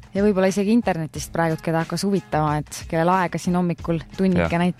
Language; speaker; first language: Estonian; native; Estonian